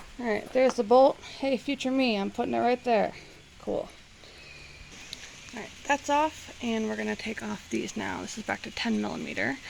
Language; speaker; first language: English; native; English